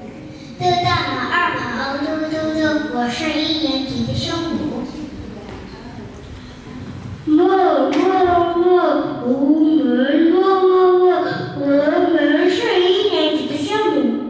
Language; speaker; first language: Chinese; non-native, learner; Mongolian